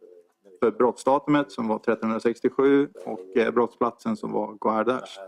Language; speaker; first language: Swedish; native; Swedish